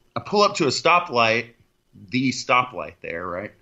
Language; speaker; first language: English; native; English